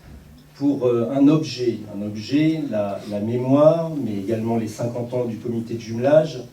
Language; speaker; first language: French; native; French